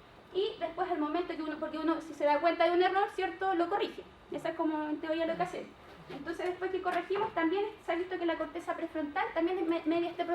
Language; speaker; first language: Spanish; native; Spanish